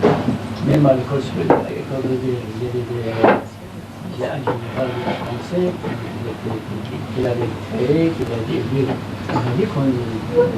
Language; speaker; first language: French; non-native, learner; Persian